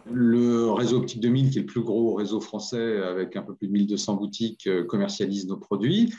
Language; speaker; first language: French; native; French